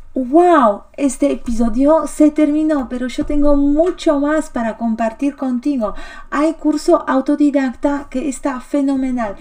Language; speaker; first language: Spanish; non-native, fluent; Polish